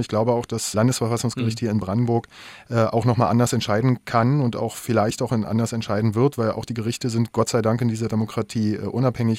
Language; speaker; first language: German; native; German